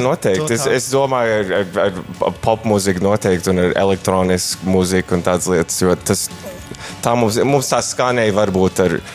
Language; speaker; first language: Latvian; early bilingual, heritage; Latvian